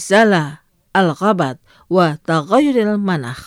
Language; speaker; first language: Arabic; non-native, fluent; Indonesian